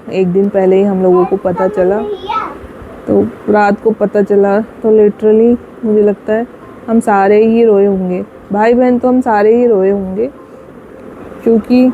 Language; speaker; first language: Hindi; native; Hindi